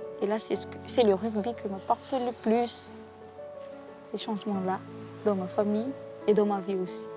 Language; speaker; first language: French; non-native, local second language; Malagasy